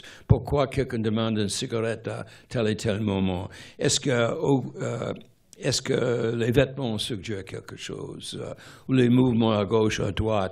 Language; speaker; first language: French; non-native, fluent; English